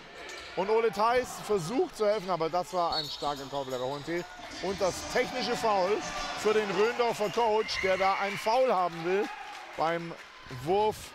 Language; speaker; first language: German; native; German